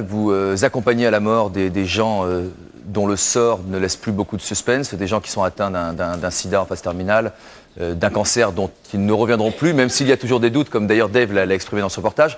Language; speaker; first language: French; native; French